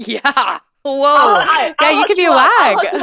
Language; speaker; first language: English; native; English